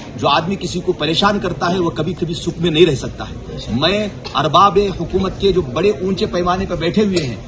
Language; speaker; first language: Urdu; native; Urdu